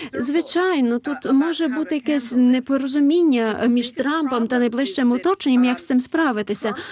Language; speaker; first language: Ukrainian; non-native, fluent; English